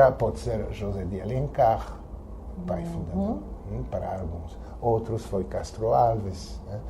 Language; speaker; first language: Portuguese; non-native, fluent; French